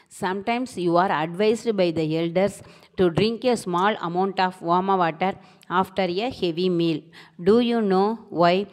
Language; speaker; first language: English; non-native, local second language; Tamil